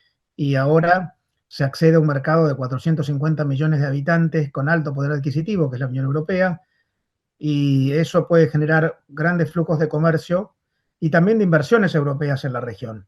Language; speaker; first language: Spanish; native; Spanish